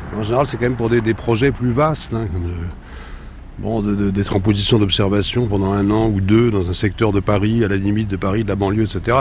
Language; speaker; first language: French; native; French